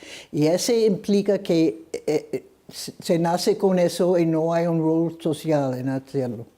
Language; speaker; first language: Spanish; non-native, fluent; English